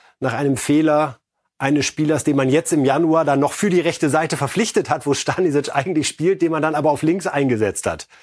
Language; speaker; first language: German; native; German